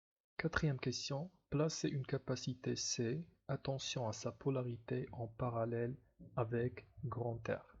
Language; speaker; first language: French; non-native, local second language; Arabic